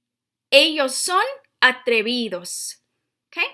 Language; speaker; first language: Spanish; non-native, fluent; English